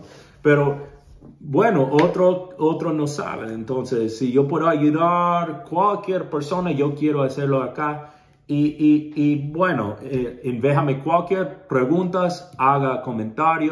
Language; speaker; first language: Spanish; non-native, learner; English